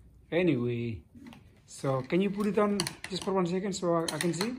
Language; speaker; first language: English; non-native, fluent; Indonesian